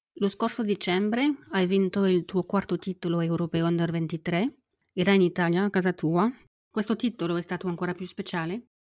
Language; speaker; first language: Italian; non-native, fluent; French